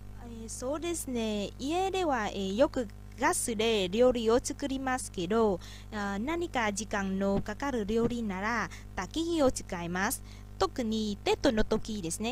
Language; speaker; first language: Japanese; non-native, learner; Vietnamese